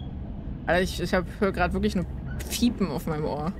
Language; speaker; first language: German; native; German